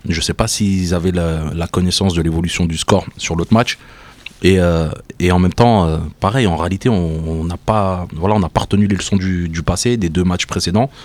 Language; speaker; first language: French; native; French